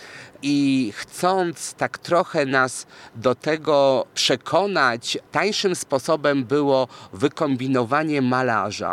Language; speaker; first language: Polish; native; Polish